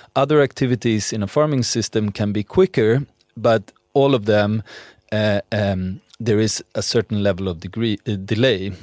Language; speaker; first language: English; non-native, fluent; Swedish